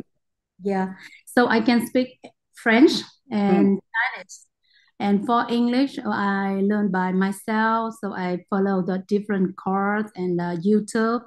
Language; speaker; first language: English; non-native, learner; Vietnamese